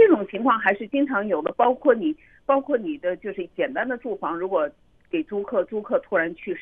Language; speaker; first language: Chinese; native; Chinese